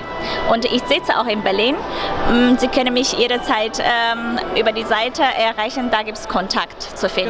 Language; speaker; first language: German; non-native, fluent; Chinese